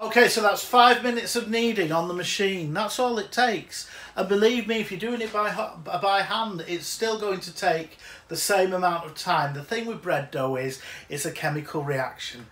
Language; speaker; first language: English; native; English